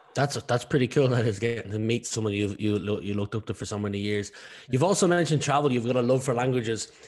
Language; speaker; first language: English; native; English